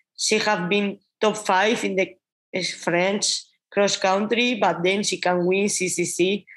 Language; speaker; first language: English; non-native, learner; Spanish